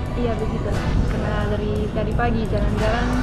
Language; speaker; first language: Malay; non-native, fluent; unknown